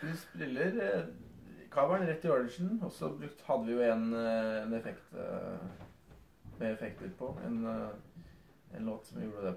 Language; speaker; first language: Norwegian; native; Norwegian